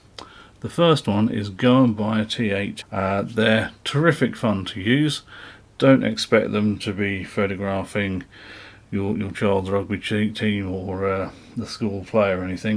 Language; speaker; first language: English; native; English